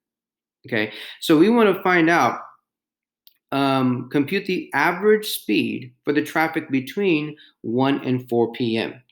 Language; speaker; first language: English; native; English